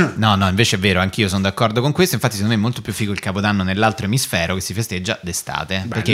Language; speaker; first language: Italian; native; Italian